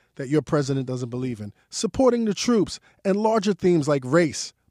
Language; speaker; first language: English; early bilingual, other home language; Haitian Creole